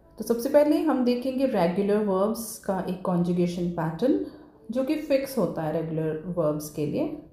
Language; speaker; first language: Hindi; native; Hindi